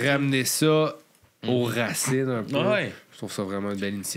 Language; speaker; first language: French; native; French